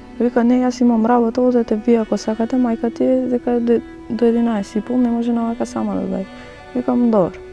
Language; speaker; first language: Macedonian; native; Macedonian